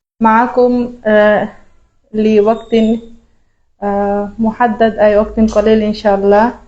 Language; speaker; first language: Arabic; non-native, learner; Bangla